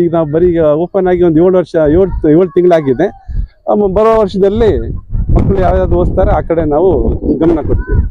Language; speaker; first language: Kannada; non-native, local second language; Urdu